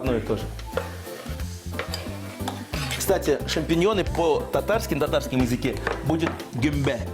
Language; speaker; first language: Russian; native; Russian